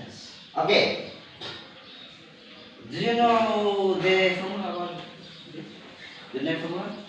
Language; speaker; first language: English; non-native, learner; Indonesian